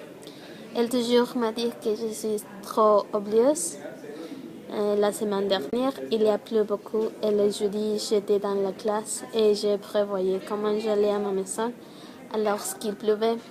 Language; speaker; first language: French; non-native, learner; Spanish